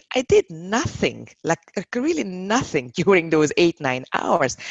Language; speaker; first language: English; non-native, fluent; Hungarian